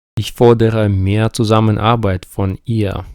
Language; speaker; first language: German; non-native, fluent; Ukrainian